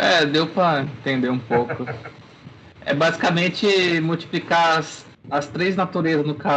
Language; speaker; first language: Portuguese; native; Portuguese